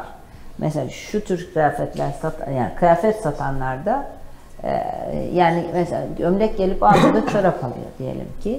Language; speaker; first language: Turkish; native; Turkish